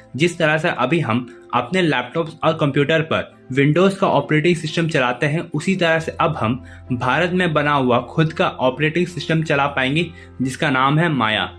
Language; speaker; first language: Hindi; native; Hindi